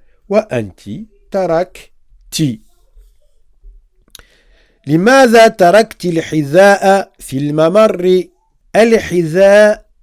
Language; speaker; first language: Arabic; non-native, fluent; French